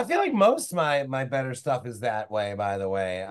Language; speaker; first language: English; native; English